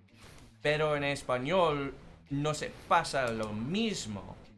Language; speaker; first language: Spanish; non-native, fluent; English